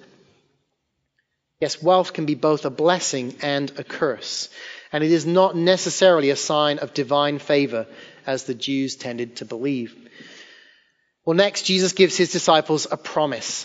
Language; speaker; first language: English; native; English